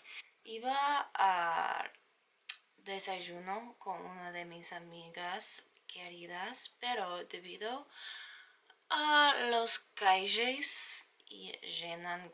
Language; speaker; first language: Spanish; non-native, learner; English